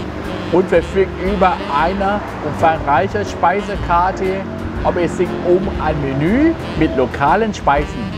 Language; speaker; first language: German; non-native, learner; Thai